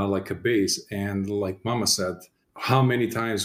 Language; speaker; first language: English; non-native, fluent; Serbian